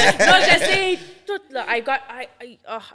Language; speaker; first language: French; non-native, local second language; English